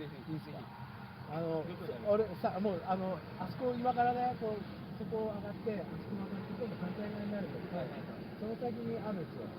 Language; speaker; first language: Japanese; native; Japanese